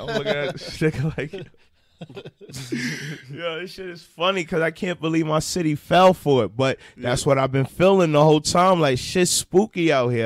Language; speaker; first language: English; native; English